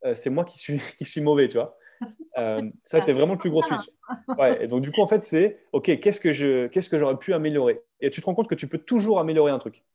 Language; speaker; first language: French; native; French